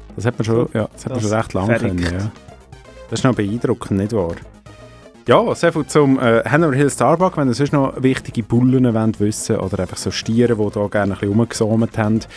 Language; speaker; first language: German; native; German